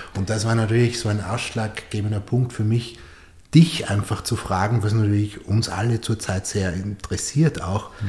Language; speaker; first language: German; native; German